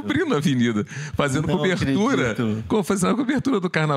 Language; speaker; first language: Portuguese; native; Portuguese